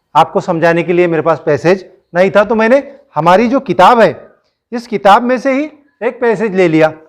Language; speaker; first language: Hindi; non-native, local second language; Marathi